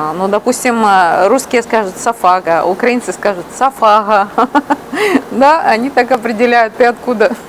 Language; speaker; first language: Russian; native; Russian